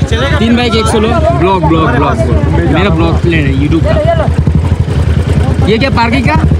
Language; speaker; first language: Hindi; non-native, learner; Bangla